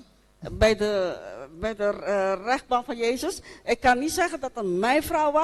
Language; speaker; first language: Dutch; non-native, local second language; Papiamento